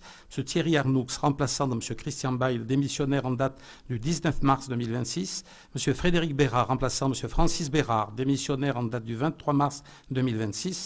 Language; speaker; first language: French; native; French